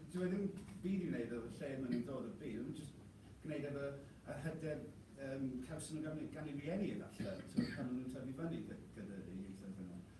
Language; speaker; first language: Welsh; non-native, local second language; English